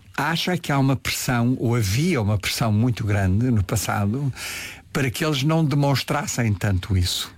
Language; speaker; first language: Portuguese; native; Portuguese